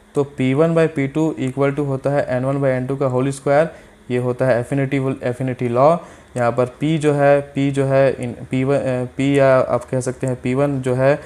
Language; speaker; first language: Hindi; native; Hindi